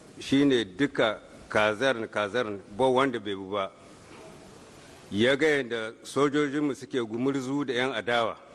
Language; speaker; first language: Hausa; native; Hausa